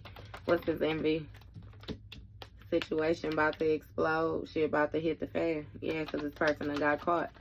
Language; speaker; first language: English; native; English